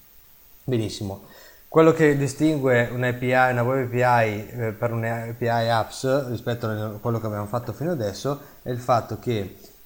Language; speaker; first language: Italian; native; Italian